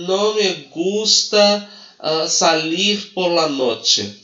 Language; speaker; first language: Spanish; non-native, fluent; Portuguese